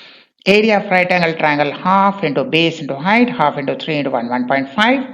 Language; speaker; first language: English; non-native, local second language; Bangla